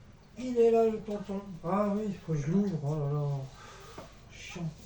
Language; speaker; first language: French; native; French